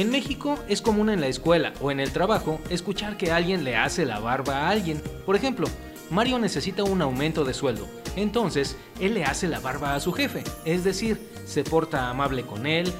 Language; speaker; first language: Spanish; native; Spanish